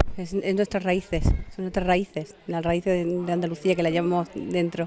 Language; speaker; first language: Spanish; native; Spanish